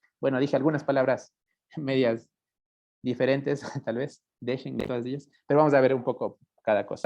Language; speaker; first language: Spanish; native; Spanish